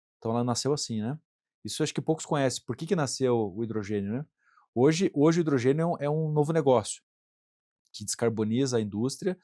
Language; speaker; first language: Portuguese; native; Portuguese